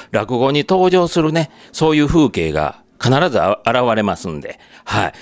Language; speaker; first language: Japanese; native; Japanese